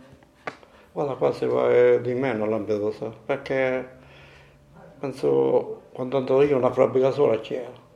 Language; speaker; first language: Italian; non-native, local second language; Sicilian